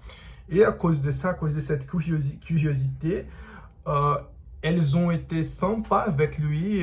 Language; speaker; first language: French; non-native, learner; Portuguese